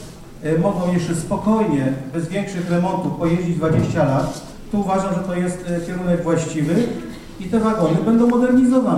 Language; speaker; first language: Polish; native; Polish